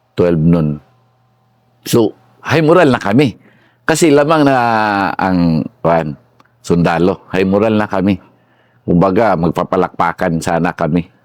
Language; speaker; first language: Filipino; non-native, local second language; Cebuano